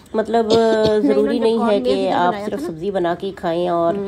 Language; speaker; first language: Urdu; native; Urdu